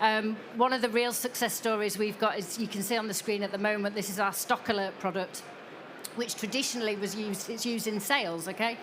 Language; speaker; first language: English; native; English